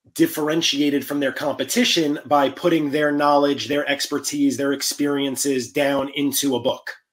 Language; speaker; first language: English; native; English